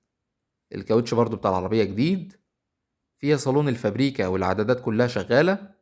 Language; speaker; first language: Arabic; native; Arabic